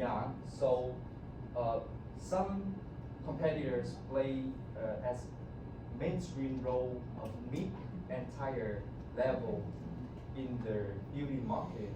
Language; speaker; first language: English; non-native, learner; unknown